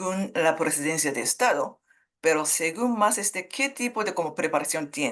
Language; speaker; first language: Spanish; non-native, fluent; Japanese